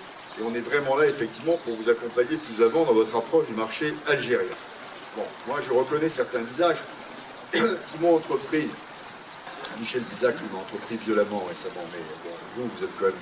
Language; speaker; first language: French; native; French